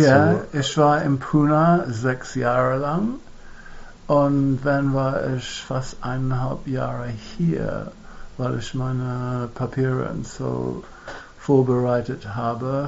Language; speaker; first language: German; non-native, fluent; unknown